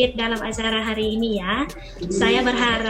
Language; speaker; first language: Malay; non-native, fluent; Thai